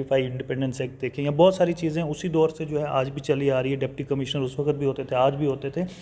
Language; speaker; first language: Hindi; non-native, local second language; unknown